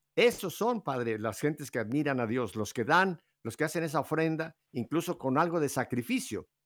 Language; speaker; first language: Spanish; native; Spanish